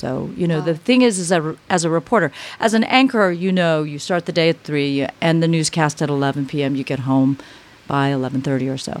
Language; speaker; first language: English; native; English